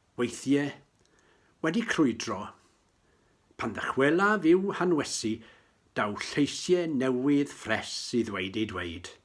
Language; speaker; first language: Welsh; native; Welsh